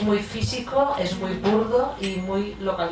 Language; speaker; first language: Spanish; native; Spanish